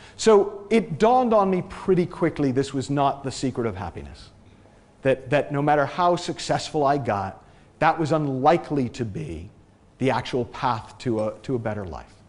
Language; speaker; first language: English; native; English